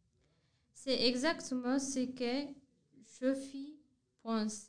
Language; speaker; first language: French; non-native, learner; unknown